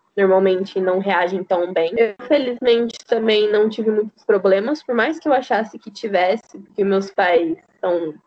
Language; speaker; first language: Portuguese; native; Portuguese